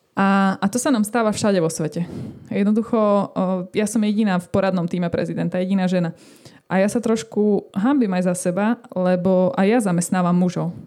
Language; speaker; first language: Slovak; native; Slovak